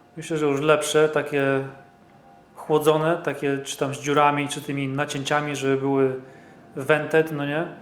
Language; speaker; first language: Polish; early bilingual, heritage; Polish